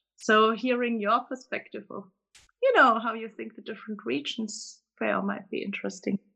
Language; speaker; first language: English; non-native, fluent; German